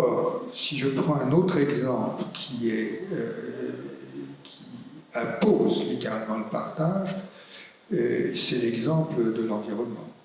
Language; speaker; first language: French; native; French